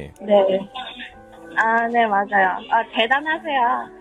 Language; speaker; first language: Korean; non-native, learner; Chinese